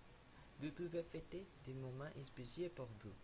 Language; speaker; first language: French; non-native, learner; Spanish